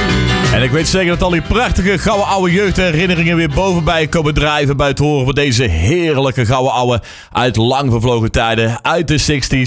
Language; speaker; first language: Dutch; native; Dutch